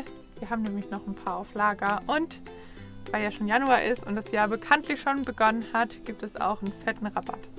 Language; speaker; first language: German; native; German